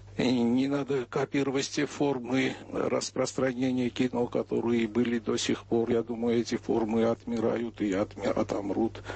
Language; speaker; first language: Russian; non-native, local second language; Armenian